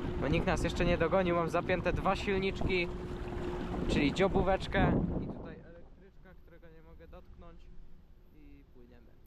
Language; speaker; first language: Polish; native; Polish